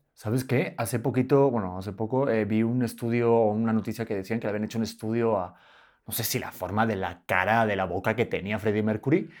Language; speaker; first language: Spanish; native; Spanish